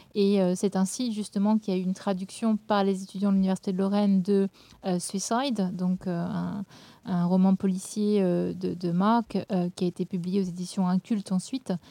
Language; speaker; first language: French; native; French